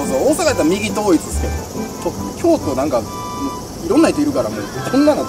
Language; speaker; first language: Japanese; native; Japanese